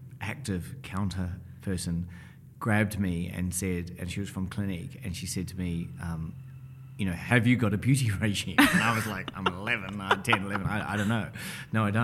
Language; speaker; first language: English; native; English